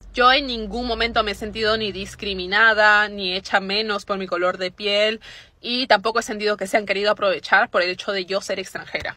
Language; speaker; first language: Spanish; native; Spanish